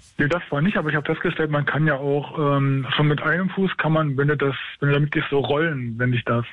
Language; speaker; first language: German; native; German